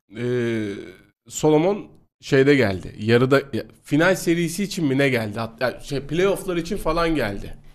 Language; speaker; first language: Turkish; native; Turkish